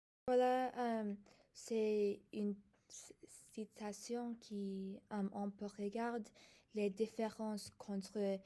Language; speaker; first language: French; non-native, learner; English